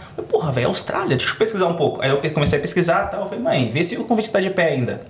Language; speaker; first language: Portuguese; native; Portuguese